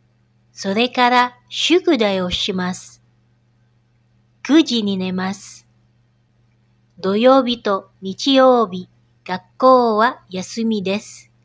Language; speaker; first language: Japanese; non-native, fluent; Indonesian